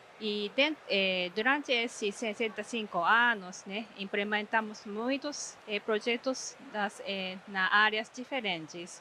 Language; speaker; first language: Portuguese; non-native, fluent; Japanese